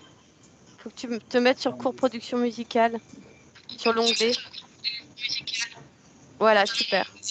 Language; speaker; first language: French; native; French